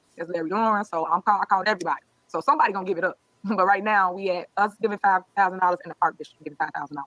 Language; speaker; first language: English; native; English